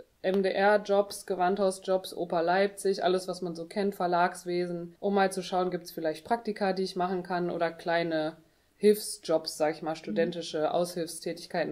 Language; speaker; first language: German; native; German